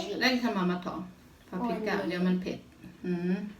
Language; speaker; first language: Swedish; non-native, learner; Thai